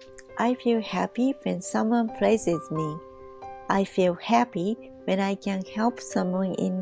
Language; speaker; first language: English; non-native, learner; Japanese